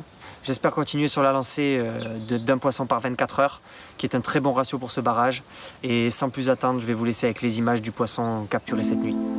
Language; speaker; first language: French; native; French